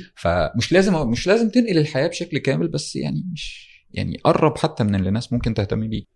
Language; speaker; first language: Arabic; native; Arabic